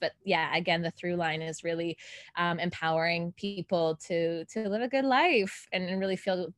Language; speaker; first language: English; native; English